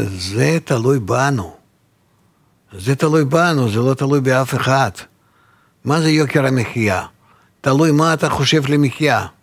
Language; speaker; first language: Hebrew; non-native, fluent; Russian